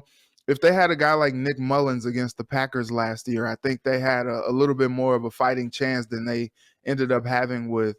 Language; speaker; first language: English; native; English